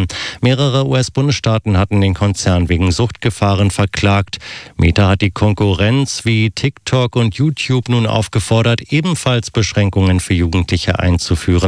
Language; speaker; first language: German; native; German